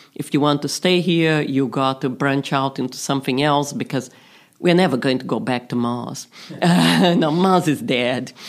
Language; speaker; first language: English; non-native, fluent; Portuguese